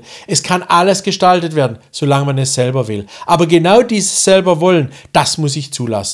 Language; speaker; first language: German; native; German